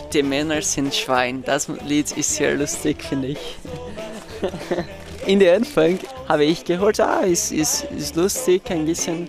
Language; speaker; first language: German; non-native, learner; Portuguese